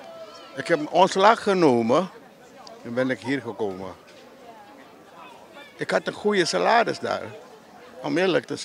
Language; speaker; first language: Dutch; non-native, local second language; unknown